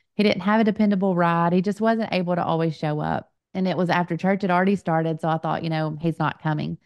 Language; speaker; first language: English; native; English